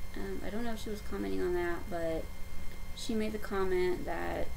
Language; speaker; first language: English; native; English